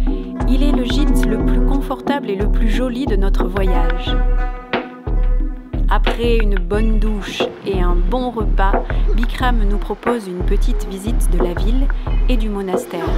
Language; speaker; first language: French; native; French